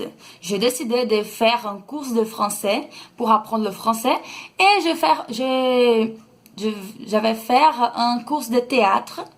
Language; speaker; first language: French; non-native, learner; Portuguese